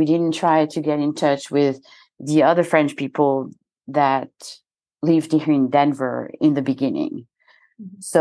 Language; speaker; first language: English; non-native, fluent; French